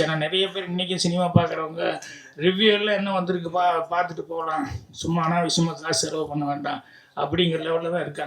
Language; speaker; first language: Tamil; native; Tamil